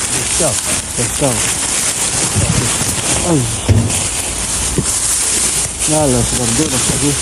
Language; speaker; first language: Spanish; non-native, learner; Filipino